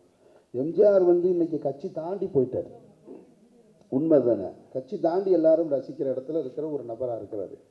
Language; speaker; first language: Tamil; native; Tamil